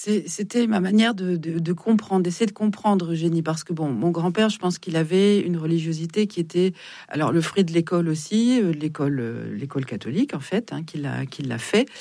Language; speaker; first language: French; native; French